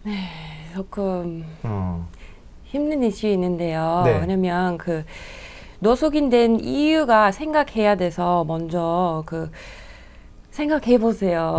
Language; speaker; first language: Korean; non-native, learner; English